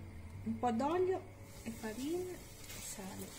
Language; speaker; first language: Italian; non-native, learner; Filipino